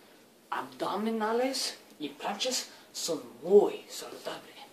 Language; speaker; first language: Spanish; non-native, learner; English